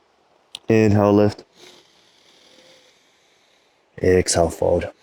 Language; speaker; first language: English; native; English